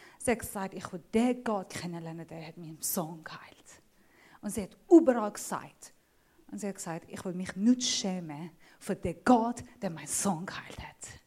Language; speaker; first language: German; non-native, fluent; Assyrian Neo-Aramaic